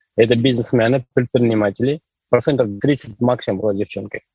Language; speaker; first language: Russian; non-native, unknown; Hindi